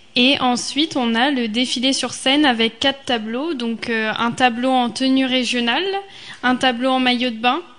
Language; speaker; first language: French; native; French